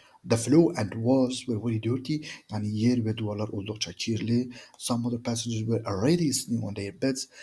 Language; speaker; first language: English; non-native, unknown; Turkish